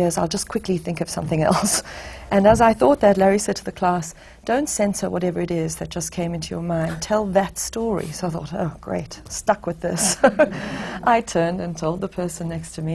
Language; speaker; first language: English; native; English